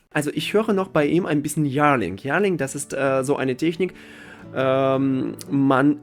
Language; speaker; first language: German; non-native, fluent; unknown